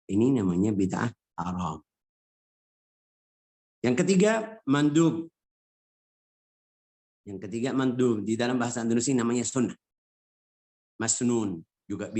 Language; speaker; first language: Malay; non-native, fluent; Arabic